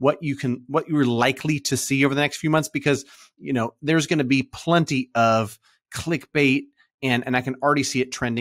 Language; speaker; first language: English; native; English